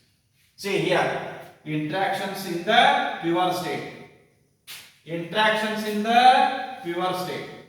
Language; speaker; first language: English; non-native, local second language; Kannada